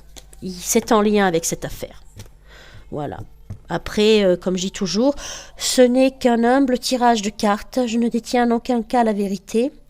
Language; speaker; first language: French; native; French